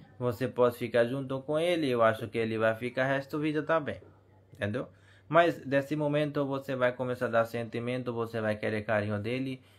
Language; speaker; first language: Portuguese; non-native, learner; Hindi